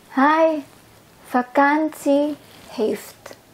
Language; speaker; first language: Dutch; non-native, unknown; Indonesian